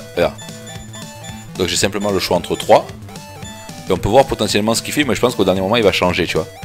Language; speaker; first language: French; native; French